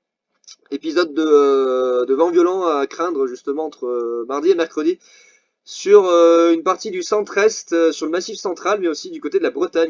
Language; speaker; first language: French; native; French